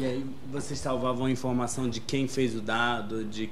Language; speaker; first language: Portuguese; native; Portuguese